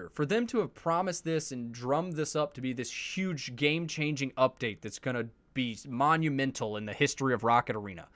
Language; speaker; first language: English; native; English